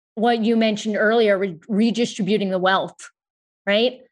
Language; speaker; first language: English; native; English